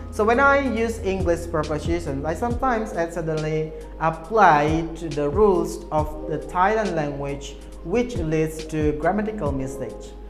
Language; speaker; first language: English; non-native, fluent; Indonesian